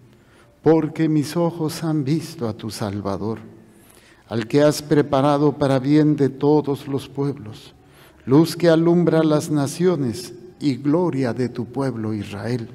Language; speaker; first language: Spanish; native; Spanish